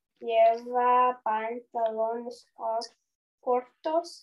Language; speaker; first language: Spanish; non-native, learner; English